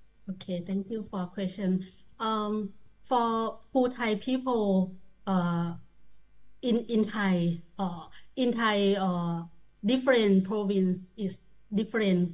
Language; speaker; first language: English; non-native, learner; Thai